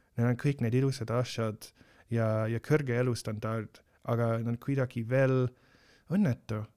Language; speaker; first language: Estonian; non-native, fluent; English